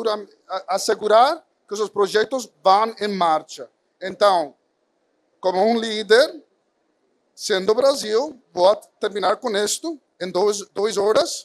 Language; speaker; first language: Portuguese; non-native, fluent; Spanish